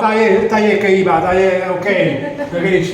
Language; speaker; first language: Chinese; non-native, fluent; Italian